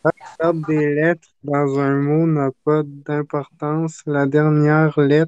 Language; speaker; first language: French; native; French